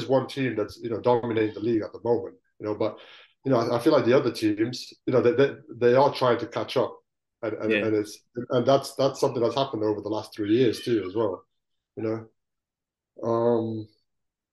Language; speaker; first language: English; native; English